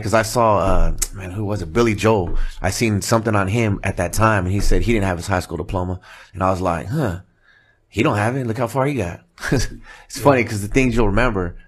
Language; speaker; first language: English; native; English